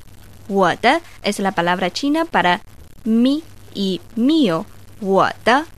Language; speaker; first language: Spanish; non-native, fluent; Chinese